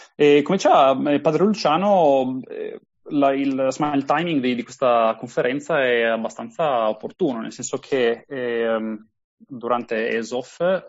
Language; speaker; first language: Italian; native; Italian